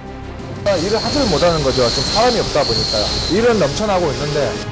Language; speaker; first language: Korean; native; Korean